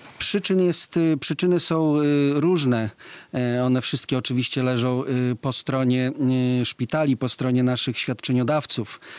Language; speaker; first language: Polish; native; Polish